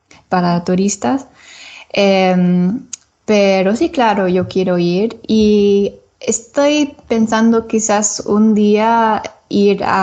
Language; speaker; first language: Spanish; non-native, learner; English